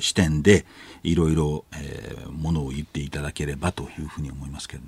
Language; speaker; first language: Japanese; native; Japanese